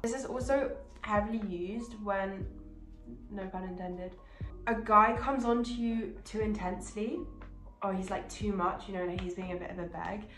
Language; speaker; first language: English; native; English